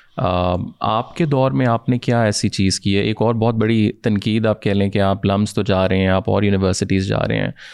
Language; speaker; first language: Urdu; native; Urdu